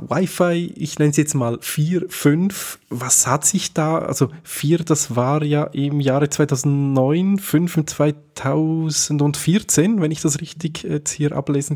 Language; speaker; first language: German; native; German